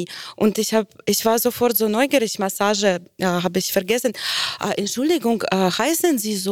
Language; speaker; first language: German; non-native, fluent; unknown